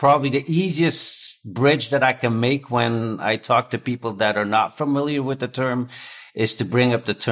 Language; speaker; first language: English; non-native, fluent; Dutch